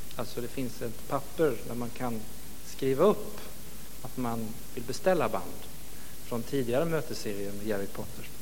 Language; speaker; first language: Swedish; native; Swedish